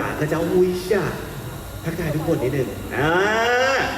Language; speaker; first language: Chinese; non-native, fluent; Thai